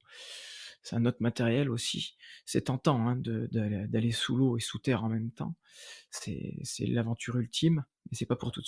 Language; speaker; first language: French; native; French